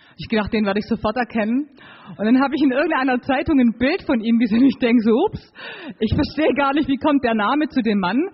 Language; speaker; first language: German; native; German